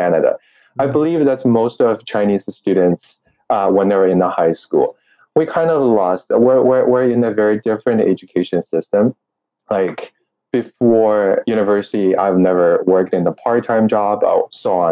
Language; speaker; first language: English; non-native, fluent; Chinese